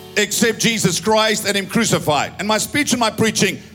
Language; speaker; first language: English; non-native, local second language; Afrikaans